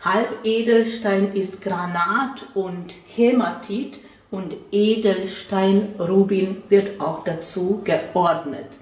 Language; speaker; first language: German; non-native, fluent; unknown